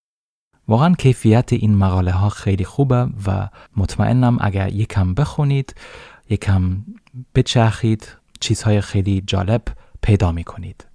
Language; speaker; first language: Persian; non-native, fluent; German